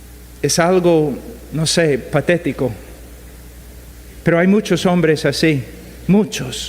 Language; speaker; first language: Spanish; non-native, fluent; English